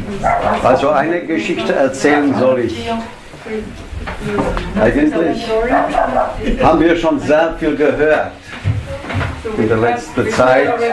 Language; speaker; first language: German; non-native, fluent; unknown